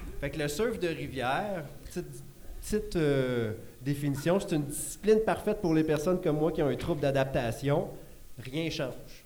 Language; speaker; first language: French; native; French